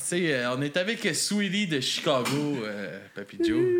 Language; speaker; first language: French; native; French